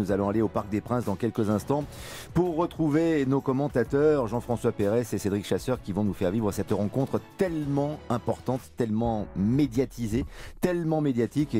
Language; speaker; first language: French; native; French